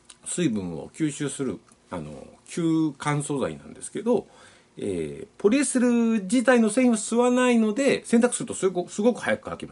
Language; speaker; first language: Japanese; native; Japanese